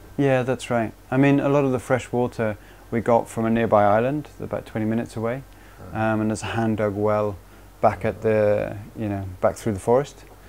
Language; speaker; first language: English; native; English